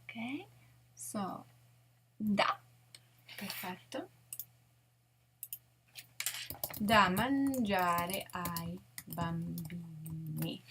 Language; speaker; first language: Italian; non-native, fluent; English